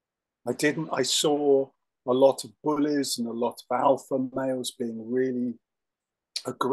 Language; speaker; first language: English; native; English